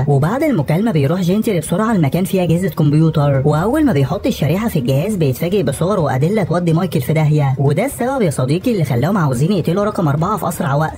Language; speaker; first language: Arabic; native; Arabic